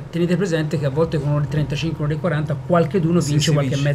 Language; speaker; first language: Italian; native; Italian